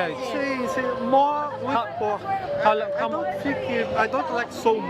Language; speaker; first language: English; non-native, learner; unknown